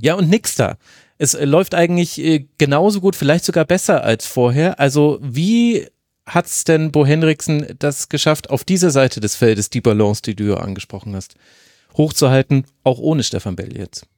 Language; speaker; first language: German; native; German